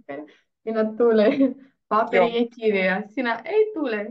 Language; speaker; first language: Finnish; non-native, learner; Russian